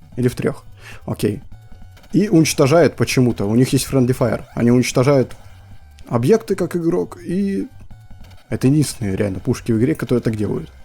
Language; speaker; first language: Russian; native; Russian